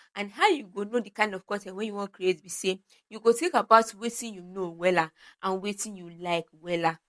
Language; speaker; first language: Nigerian Pidgin; non-native, local second language; Yoruba